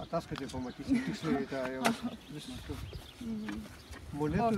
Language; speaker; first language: Lithuanian; native; Lithuanian